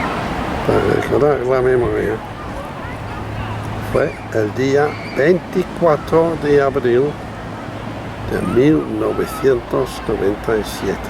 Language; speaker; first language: Spanish; non-native, fluent; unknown